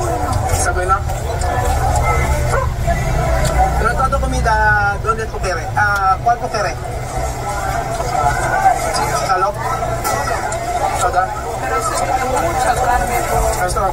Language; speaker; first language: Spanish; non-native, learner; Filipino